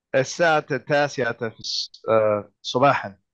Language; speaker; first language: Arabic; non-native, learner; English